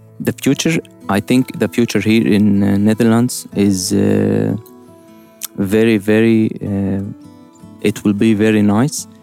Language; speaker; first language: English; non-native, learner; Arabic